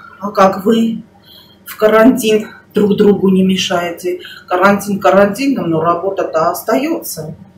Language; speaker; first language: Russian; non-native, local second language; Armenian